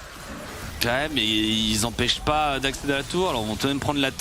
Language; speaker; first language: French; native; French